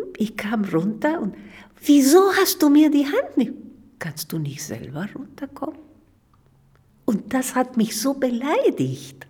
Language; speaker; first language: German; non-native, fluent; Spanish